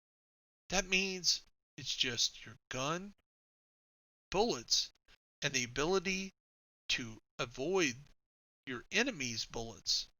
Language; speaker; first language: English; native; English